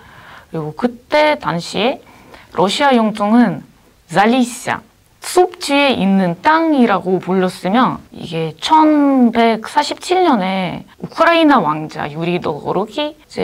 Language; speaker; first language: Korean; non-native, fluent; Ukrainian